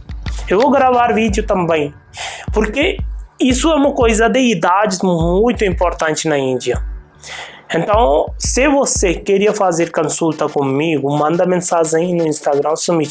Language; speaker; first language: Portuguese; non-native, fluent; Hindi